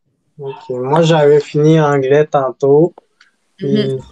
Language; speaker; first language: French; native; French